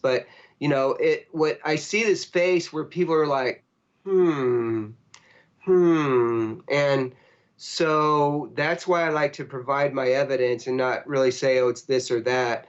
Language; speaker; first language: English; native; English